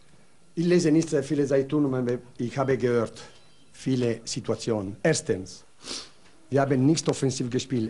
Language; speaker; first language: German; non-native, learner; Italian